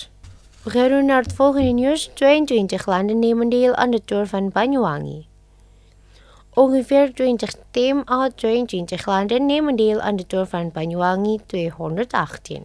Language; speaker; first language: Dutch; non-native, fluent; Indonesian